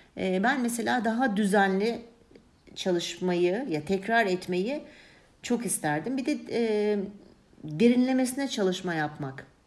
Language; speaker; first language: Turkish; early bilingual, heritage; Turkish